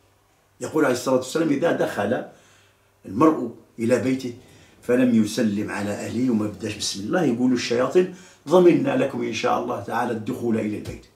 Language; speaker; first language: Arabic; native; Arabic